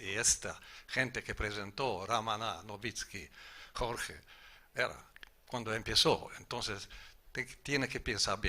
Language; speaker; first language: Spanish; non-native, learner; Portuguese